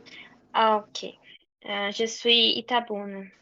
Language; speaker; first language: French; non-native, learner; Portuguese